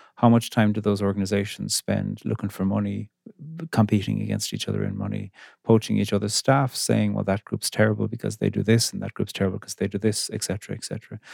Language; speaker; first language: English; native; English